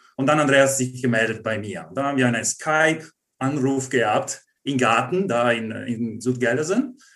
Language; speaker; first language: German; non-native, fluent; Italian